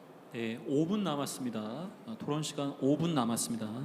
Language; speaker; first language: Korean; native; Korean